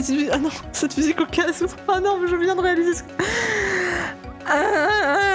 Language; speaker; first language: French; native; French